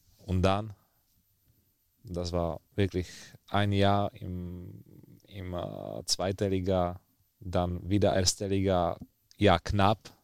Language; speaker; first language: German; non-native, learner; Czech